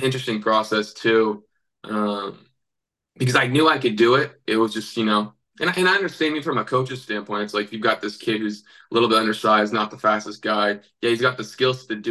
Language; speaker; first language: English; native; English